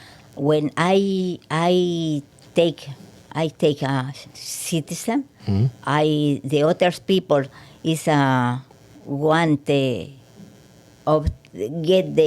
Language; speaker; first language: English; non-native, learner; Spanish